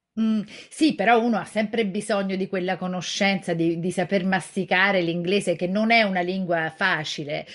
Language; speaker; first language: Italian; native; Italian